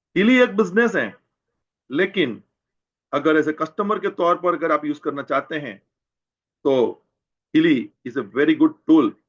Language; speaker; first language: Hindi; non-native, local second language; Gujarati